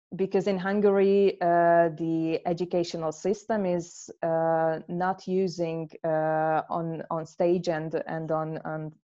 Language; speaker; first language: English; non-native, fluent; Hungarian